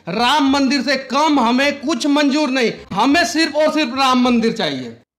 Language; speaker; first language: Hindi; native; Hindi